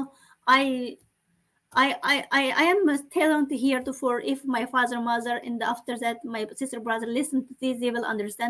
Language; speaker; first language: English; non-native, learner; Chinese